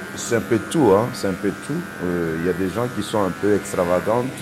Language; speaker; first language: French; non-native, local second language; Lingala